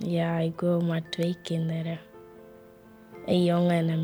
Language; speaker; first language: Dutch; early bilingual, other home language; Spanish